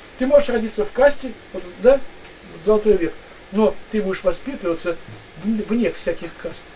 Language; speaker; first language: Russian; native; Russian